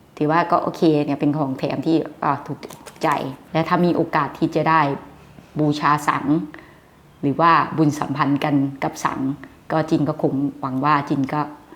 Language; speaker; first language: Thai; native; Thai